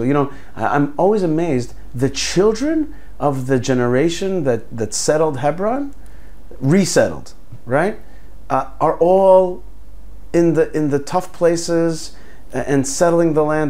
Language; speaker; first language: English; early bilingual, other home language; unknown